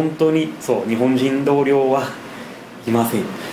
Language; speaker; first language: Japanese; non-native, fluent; English